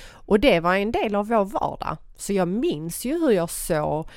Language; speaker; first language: Swedish; early bilingual, other home language; Persian